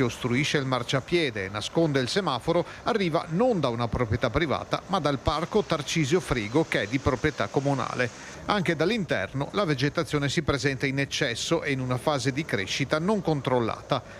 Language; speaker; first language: Italian; native; Italian